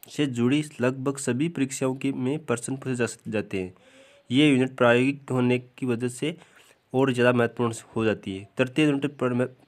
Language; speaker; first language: Hindi; native; Hindi